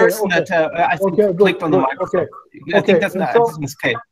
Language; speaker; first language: English; non-native, fluent; Portuguese